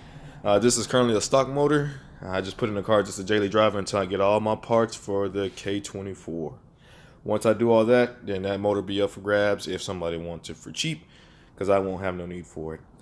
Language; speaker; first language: English; native; English